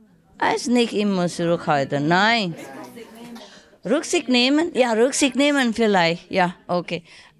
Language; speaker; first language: German; non-native, learner; Vietnamese